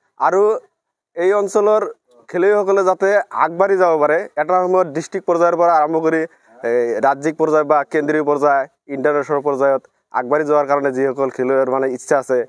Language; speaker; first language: Assamese; non-native, local second language; Bangla